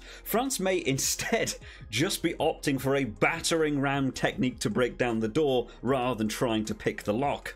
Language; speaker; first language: English; native; English